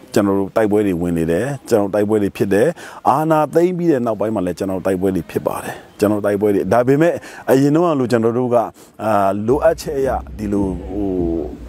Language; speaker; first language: Burmese; non-native, local second language; Shwe Palaung